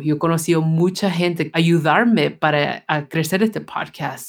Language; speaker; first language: Spanish; early bilingual, heritage; Spanish